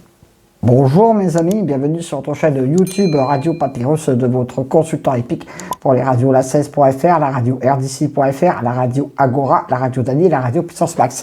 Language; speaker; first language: French; native; French